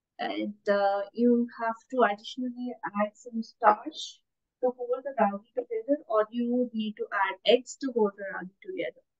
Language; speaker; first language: English; non-native, local second language; Tamil